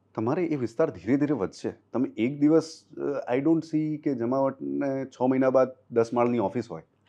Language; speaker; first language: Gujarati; non-native, local second language; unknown